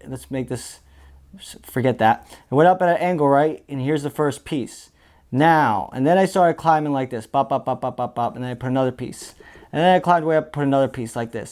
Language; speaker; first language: English; native; English